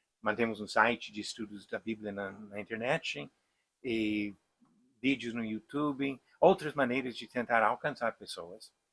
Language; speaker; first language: Portuguese; non-native, fluent; English